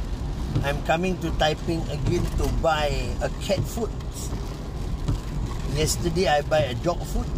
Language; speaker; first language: English; non-native, learner; Malay